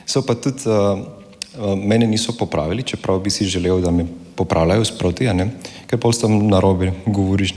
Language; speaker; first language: Slovenian; non-native, fluent; Spanish